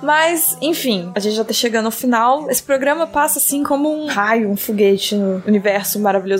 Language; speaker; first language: Portuguese; native; Portuguese